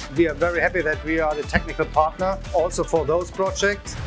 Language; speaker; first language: English; non-native, fluent; German